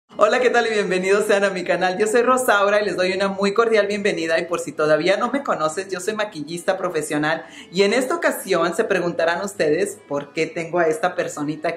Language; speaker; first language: Spanish; native; Spanish